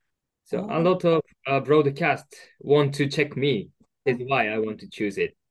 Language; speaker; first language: English; non-native, learner; Japanese